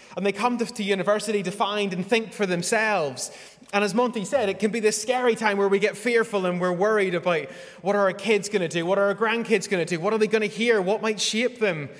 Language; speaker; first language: English; native; English